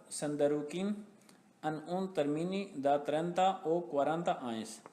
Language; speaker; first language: Catalan; non-native, learner; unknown